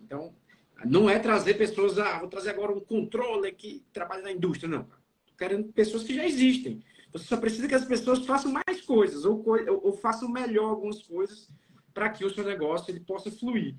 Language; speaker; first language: Portuguese; native; Portuguese